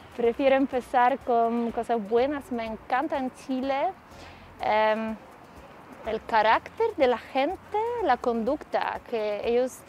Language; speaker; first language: Spanish; non-native, fluent; Polish